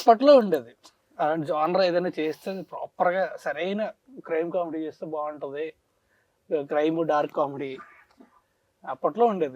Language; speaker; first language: Telugu; native; Telugu